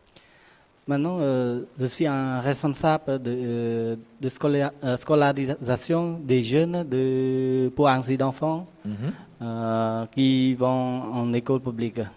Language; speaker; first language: French; non-native, learner; Khmer